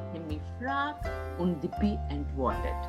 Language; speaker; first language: German; non-native, fluent; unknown